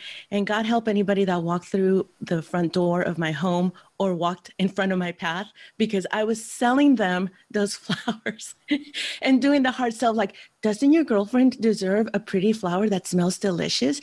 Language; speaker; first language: English; early bilingual, other home language; Spanish